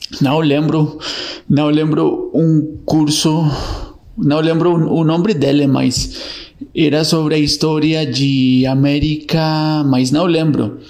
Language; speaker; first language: Portuguese; non-native, learner; Spanish